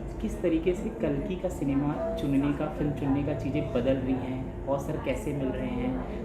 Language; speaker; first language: Hindi; native; Hindi